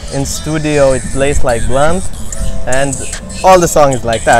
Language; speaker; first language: English; non-native, learner; Lithuanian